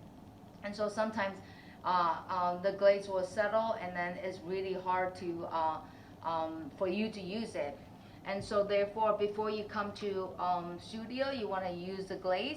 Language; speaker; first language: English; non-native, fluent; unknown